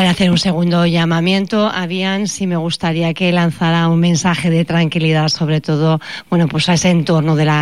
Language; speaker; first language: Spanish; native; Spanish